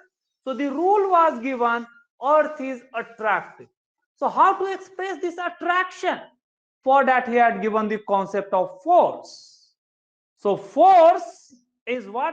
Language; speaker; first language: English; non-native, local second language; Hindi